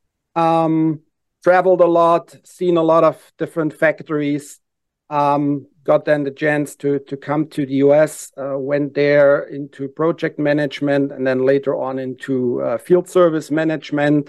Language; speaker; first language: English; non-native, fluent; German